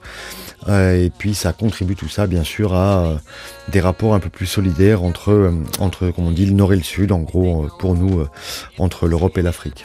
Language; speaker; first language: French; native; French